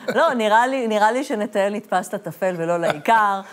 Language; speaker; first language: Hebrew; non-native, fluent; Persian